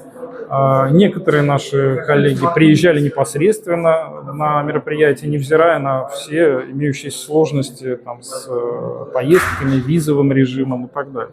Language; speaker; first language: Russian; native; Russian